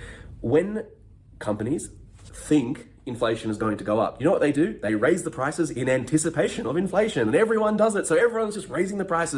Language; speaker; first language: English; native; English